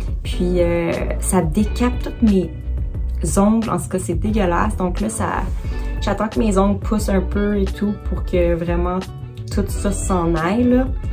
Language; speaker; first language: French; native; French